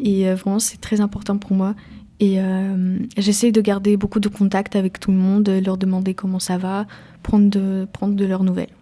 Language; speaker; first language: French; early bilingual, other home language; Ukrainian